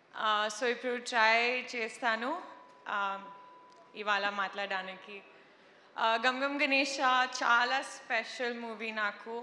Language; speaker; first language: Telugu; non-native, learner; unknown